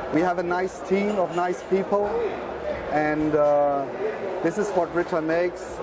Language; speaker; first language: English; non-native, fluent; German